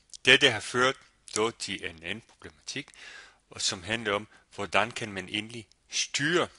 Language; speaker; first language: Danish; non-native, fluent; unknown